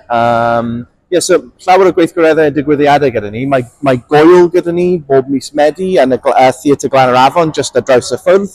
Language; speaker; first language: Welsh; non-native, local second language; English